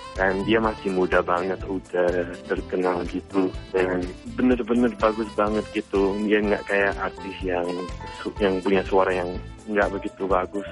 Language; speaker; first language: Indonesian; non-native, fluent; English